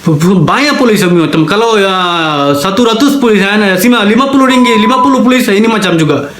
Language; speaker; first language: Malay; non-native, learner; Bangla